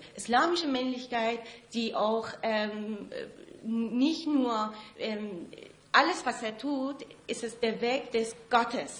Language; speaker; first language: German; non-native, fluent; Persian